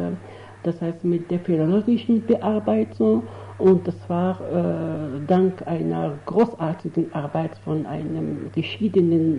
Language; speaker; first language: German; non-native, fluent; Arabic